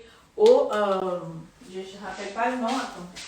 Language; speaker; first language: French; non-native, fluent; Portuguese